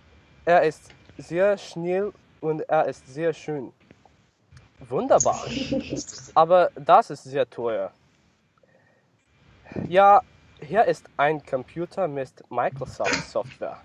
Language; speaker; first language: German; non-native, learner; English